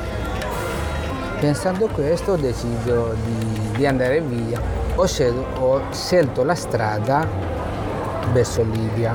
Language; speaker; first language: Italian; non-native, fluent; Bangla